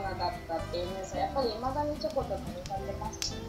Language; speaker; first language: Japanese; native; Japanese